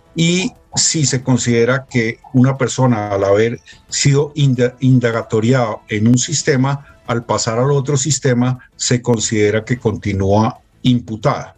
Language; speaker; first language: Spanish; native; Spanish